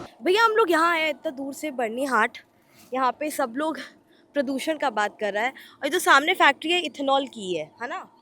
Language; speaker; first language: Hindi; native; Hindi